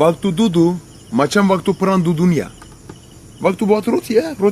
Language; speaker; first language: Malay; non-native, learner; Turkish